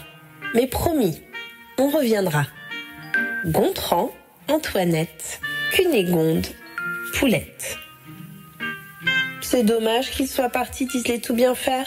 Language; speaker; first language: French; native; French